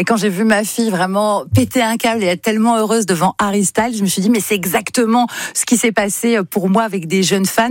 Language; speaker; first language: French; native; French